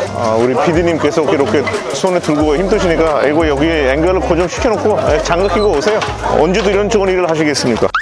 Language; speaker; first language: Korean; non-native, fluent; Hindi